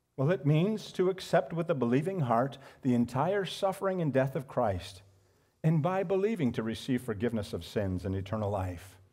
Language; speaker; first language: English; native; English